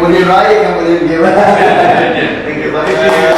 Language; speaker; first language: English; non-native, learner; Khmer